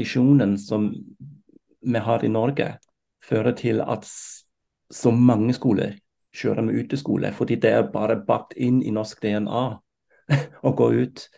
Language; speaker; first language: Norwegian; non-native, fluent; German